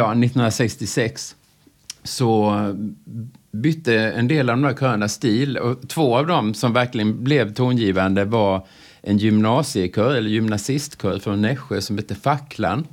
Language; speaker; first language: Swedish; native; Swedish